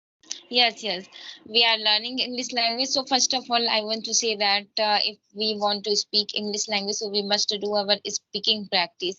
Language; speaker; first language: English; non-native, learner; Hindi